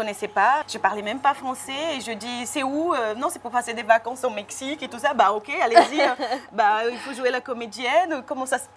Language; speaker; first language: French; non-native, fluent; Portuguese